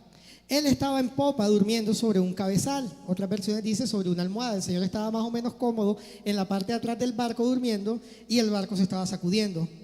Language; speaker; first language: Spanish; native; Spanish